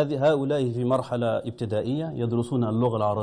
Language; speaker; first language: Arabic; non-native, fluent; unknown